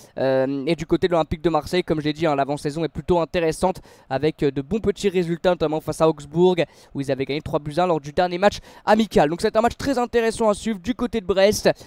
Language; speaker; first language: French; native; French